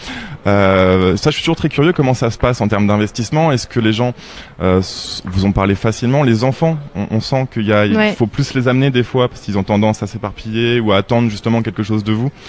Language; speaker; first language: French; native; French